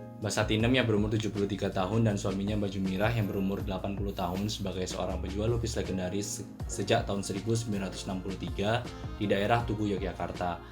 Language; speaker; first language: Indonesian; native; Indonesian